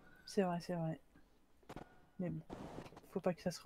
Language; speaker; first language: French; native; French